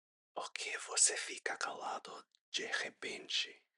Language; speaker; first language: Portuguese; non-native, learner; English